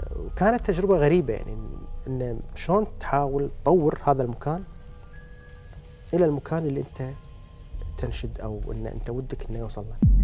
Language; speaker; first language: Arabic; native; Arabic